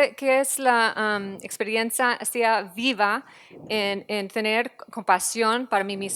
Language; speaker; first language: Spanish; non-native, fluent; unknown